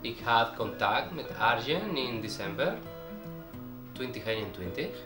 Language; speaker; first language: Dutch; non-native, learner; Spanish